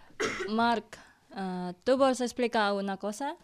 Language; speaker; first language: Catalan; non-native, learner; Indonesian